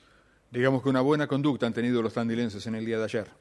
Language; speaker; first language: Spanish; native; Spanish